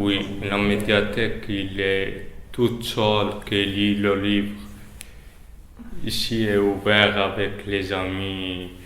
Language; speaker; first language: French; non-native, learner; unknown